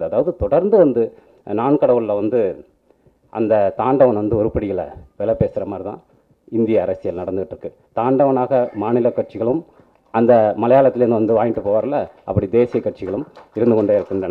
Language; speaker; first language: Tamil; native; Tamil